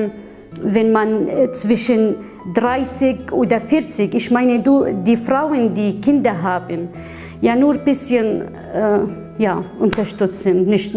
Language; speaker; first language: German; non-native, learner; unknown